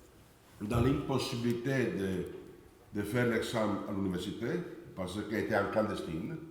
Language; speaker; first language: French; non-native, fluent; Italian